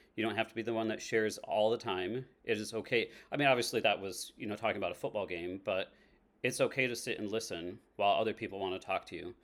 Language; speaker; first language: English; native; English